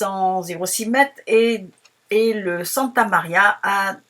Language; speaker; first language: French; native; French